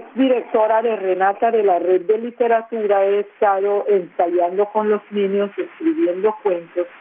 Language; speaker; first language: Spanish; non-native, local second language; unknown